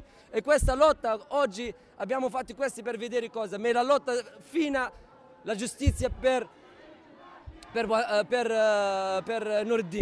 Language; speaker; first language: Italian; non-native, learner; Arabic